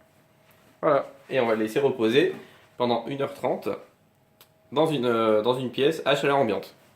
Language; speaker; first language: French; native; French